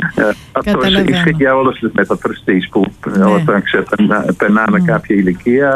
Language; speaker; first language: Greek; non-native, fluent; Dutch